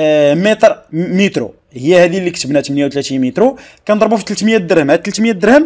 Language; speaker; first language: Arabic; native; Arabic